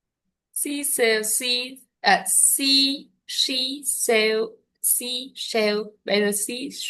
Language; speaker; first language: English; non-native, learner; Vietnamese